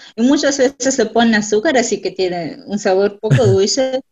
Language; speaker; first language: Spanish; non-native, fluent; German